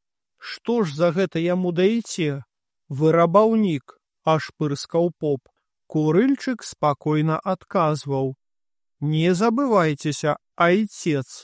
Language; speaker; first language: Belarusian; native; Belarusian